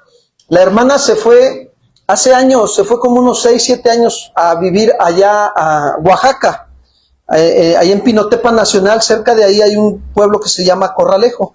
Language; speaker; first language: Spanish; native; Spanish